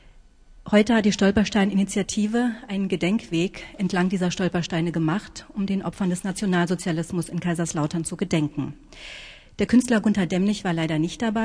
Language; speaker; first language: German; native; German